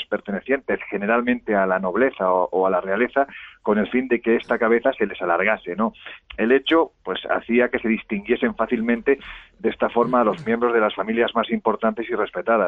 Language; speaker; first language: Spanish; native; Spanish